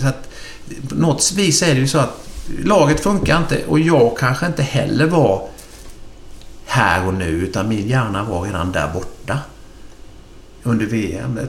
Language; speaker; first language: Swedish; native; Swedish